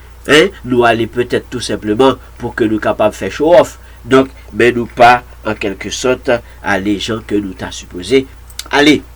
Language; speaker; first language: French; non-native, local second language; Haitian Creole